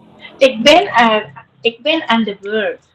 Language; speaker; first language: Dutch; non-native, learner; Indonesian